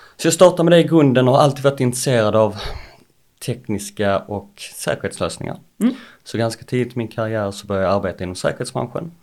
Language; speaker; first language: Swedish; native; Swedish